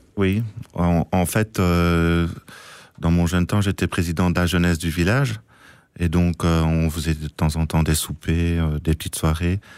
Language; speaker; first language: French; native; French